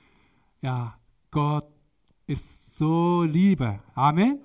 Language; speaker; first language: German; non-native, learner; Korean